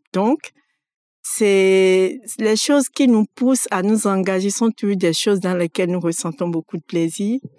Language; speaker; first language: French; non-native, local second language; Fon